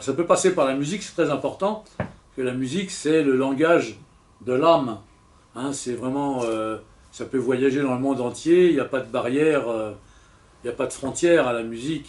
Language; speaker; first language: French; native; French